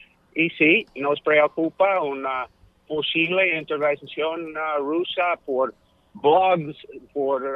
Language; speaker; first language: Spanish; non-native, fluent; English